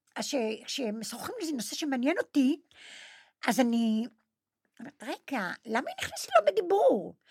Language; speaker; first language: Hebrew; non-native, fluent; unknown